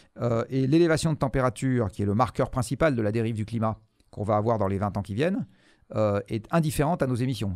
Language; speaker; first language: French; native; French